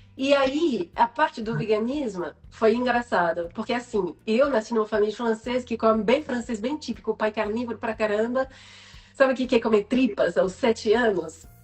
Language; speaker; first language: Portuguese; non-native, fluent; French